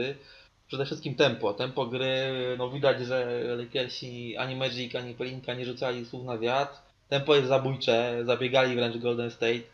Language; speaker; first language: Polish; native; Polish